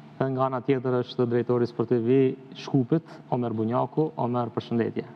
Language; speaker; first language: Albanian; native; Albanian